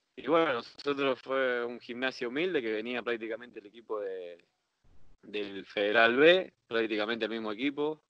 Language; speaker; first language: Spanish; native; Spanish